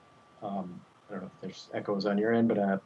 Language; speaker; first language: English; native; English